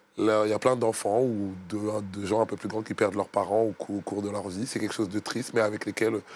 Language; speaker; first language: French; native; French